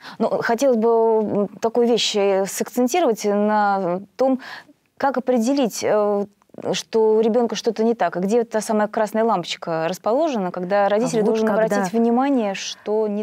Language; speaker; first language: Russian; native; Russian